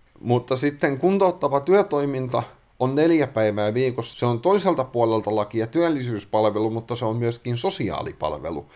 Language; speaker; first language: Finnish; native; Finnish